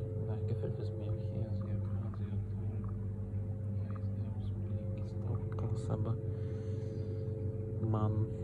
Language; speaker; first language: German; non-native, fluent; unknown